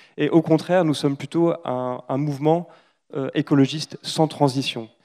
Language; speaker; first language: French; native; French